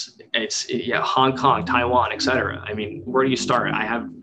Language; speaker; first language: English; native; English